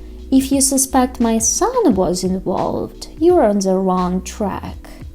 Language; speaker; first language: English; non-native, fluent; Ukrainian